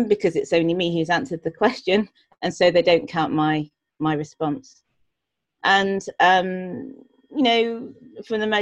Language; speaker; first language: English; native; English